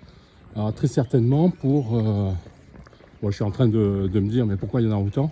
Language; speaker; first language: French; native; French